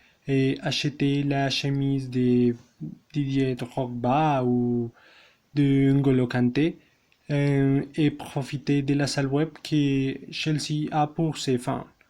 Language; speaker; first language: French; non-native, learner; Spanish